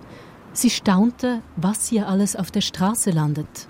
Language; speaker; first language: German; native; German